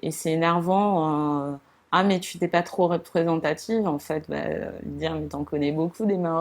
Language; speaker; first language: French; non-native, local second language; Comorian